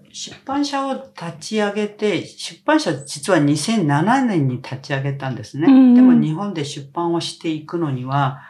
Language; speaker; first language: Japanese; non-native, fluent; Korean